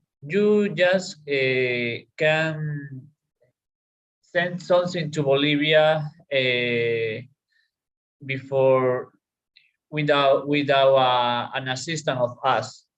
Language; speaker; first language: English; non-native, learner; Spanish